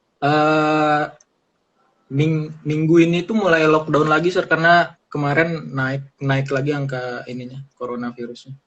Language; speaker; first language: Indonesian; native; Indonesian